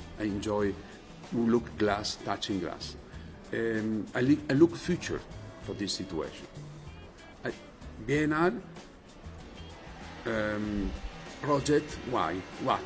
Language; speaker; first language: English; non-native, learner; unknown